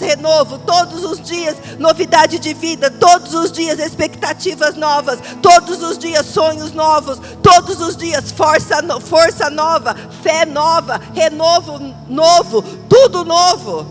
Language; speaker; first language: Portuguese; native; Portuguese